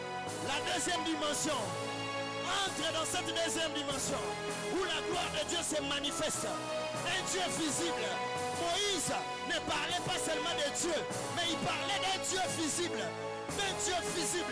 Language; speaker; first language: French; non-native, local second language; Lingala